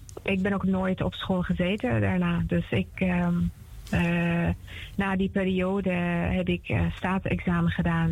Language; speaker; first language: Dutch; non-native, fluent; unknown